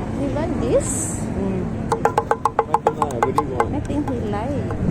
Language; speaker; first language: English; non-native, learner; Thai